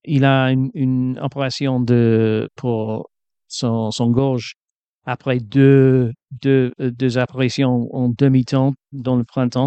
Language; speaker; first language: French; non-native, fluent; English